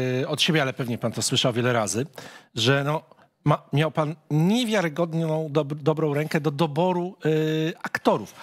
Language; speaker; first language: Polish; native; Polish